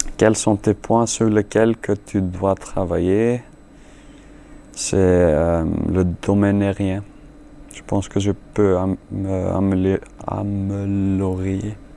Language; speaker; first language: French; non-native, learner; Icelandic